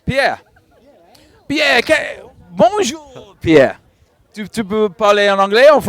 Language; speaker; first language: French; non-native, learner; English